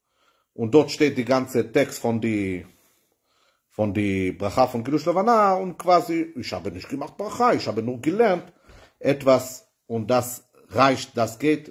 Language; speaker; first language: German; non-native, fluent; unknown